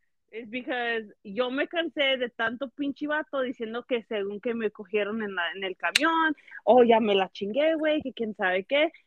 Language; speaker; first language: Spanish; early bilingual, heritage; Spanish